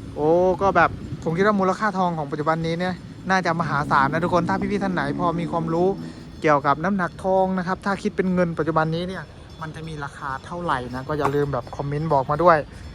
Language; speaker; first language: Thai; native; Thai